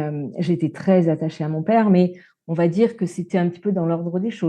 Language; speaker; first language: French; native; French